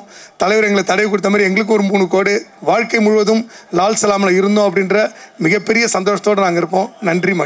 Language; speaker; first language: Tamil; native; Tamil